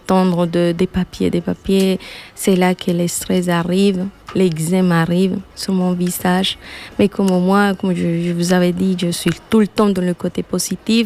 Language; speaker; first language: French; non-native, fluent; Spanish